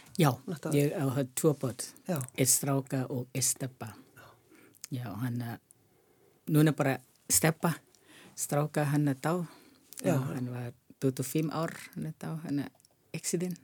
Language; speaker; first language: Icelandic; non-native, learner; Thai